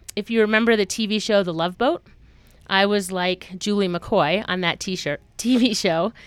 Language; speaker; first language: English; native; English